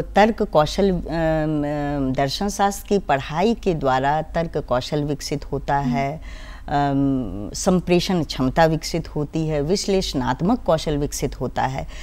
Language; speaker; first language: Hindi; native; Hindi